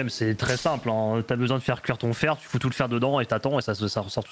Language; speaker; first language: French; native; French